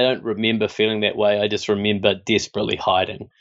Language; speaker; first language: English; native; English